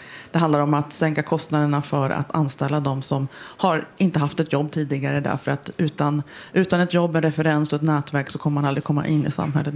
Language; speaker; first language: Swedish; native; Swedish